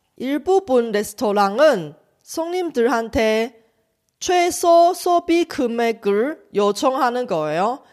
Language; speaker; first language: Korean; non-native, fluent; Chinese